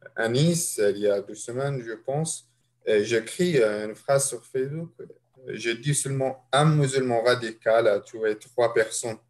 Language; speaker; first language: French; non-native, fluent; Arabic